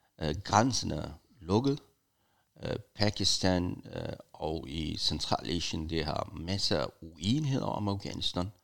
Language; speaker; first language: Danish; non-native, fluent; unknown